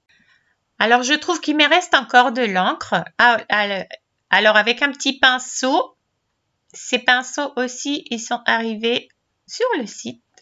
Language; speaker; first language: French; non-native, fluent; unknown